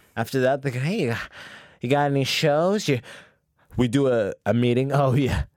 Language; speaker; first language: English; early bilingual, other home language; Arabic